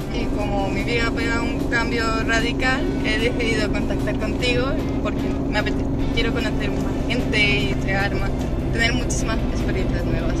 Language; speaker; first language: Spanish; early bilingual, other home language; Romanian